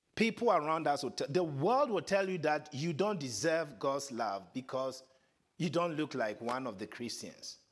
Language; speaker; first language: English; non-native, local second language; Akan